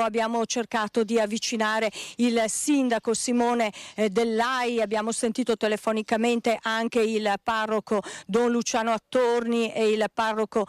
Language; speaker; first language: Italian; native; Italian